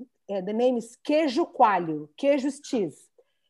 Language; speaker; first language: English; non-native, fluent; Portuguese